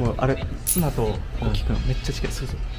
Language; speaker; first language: Japanese; native; Japanese